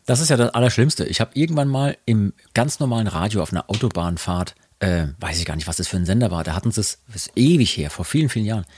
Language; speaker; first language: German; native; German